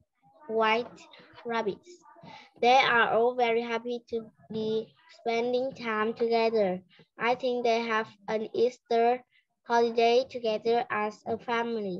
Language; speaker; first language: English; non-native, learner; Vietnamese